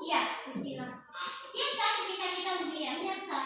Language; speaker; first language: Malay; non-native, local second language; Minangkabau